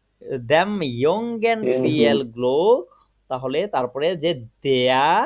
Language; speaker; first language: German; non-native, fluent; Bangla